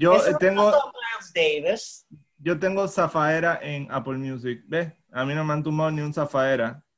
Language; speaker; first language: Spanish; native; Spanish